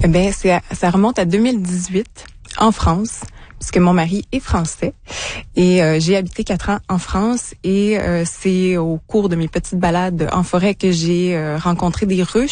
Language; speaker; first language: French; native; French